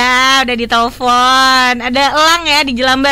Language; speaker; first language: Indonesian; native; Indonesian